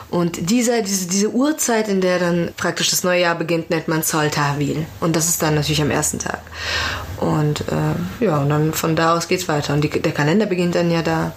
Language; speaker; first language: German; early bilingual, other home language; Persian